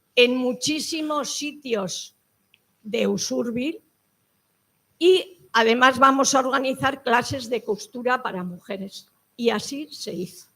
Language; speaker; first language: Spanish; native; Spanish